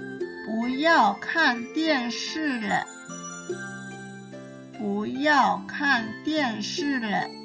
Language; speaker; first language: Chinese; non-native, fluent; Indonesian